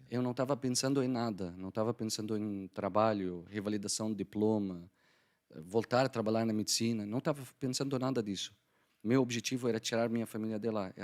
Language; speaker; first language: Portuguese; non-native, fluent; Arabic